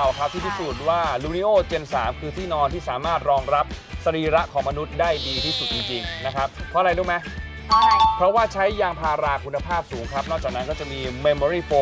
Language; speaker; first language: Thai; native; Thai